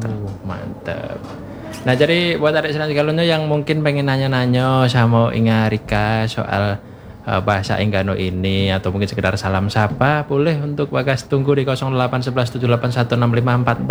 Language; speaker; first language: Indonesian; non-native, local second language; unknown